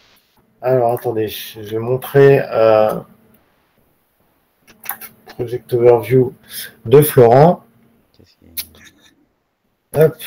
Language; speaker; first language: French; native; French